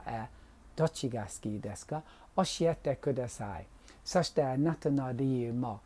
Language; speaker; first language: Japanese; non-native, learner; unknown